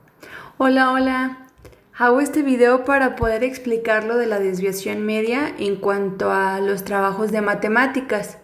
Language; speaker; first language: Spanish; native; Spanish